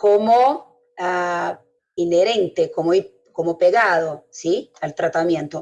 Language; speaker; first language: Spanish; non-native, fluent; Portuguese